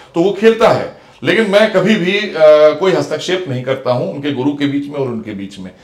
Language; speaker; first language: Hindi; native; Hindi